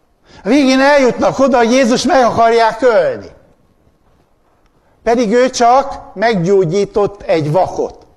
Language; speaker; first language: Hungarian; native; Hungarian